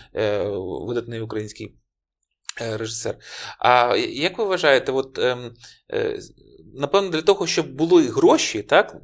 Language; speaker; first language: Ukrainian; native; Ukrainian